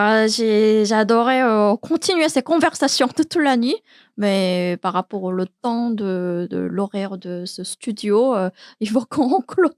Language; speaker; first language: French; non-native, learner; Korean